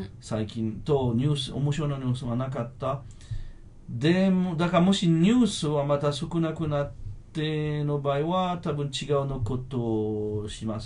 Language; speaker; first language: Japanese; non-native, fluent; French